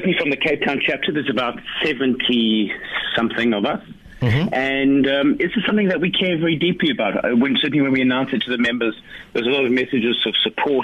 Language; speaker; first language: English; native; English